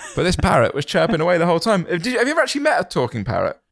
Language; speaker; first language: English; native; English